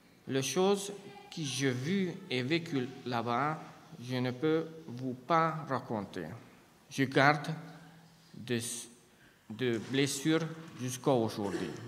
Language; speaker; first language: French; non-native, fluent; Hungarian